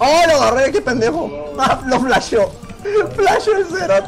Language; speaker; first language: Spanish; native; Spanish